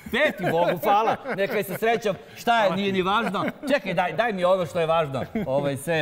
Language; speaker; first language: Serbian; native; Serbian